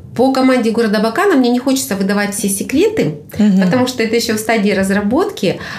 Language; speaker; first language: Russian; native; Russian